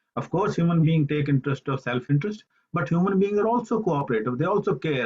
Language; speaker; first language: English; non-native, local second language; Punjabi